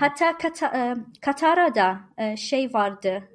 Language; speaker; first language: Turkish; non-native, learner; Arabic